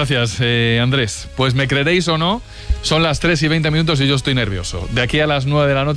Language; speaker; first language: Spanish; native; Spanish